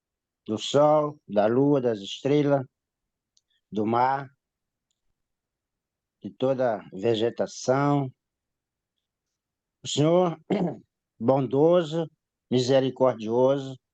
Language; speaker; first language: Portuguese; native; Portuguese